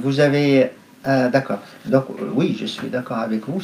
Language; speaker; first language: French; non-native, fluent; Arabic